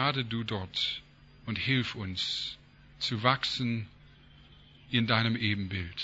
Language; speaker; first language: German; non-native, fluent; English